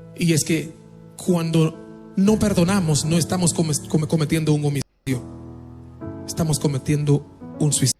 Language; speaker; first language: Spanish; non-native, fluent; Haitian Creole